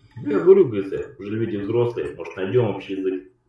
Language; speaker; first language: Russian; native; Russian